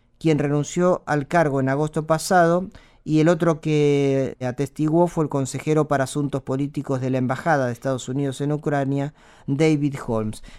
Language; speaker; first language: Spanish; native; Spanish